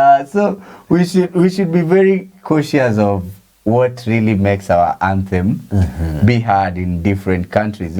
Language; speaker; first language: English; non-native, local second language; Swahili